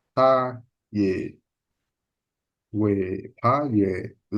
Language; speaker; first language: Chinese; non-native, learner; Indonesian